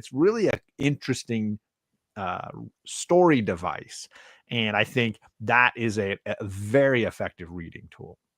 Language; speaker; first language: English; native; English